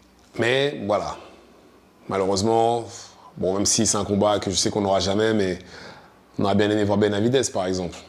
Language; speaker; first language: French; native; French